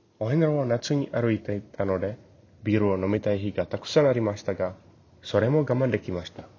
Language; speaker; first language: Japanese; non-native, learner; English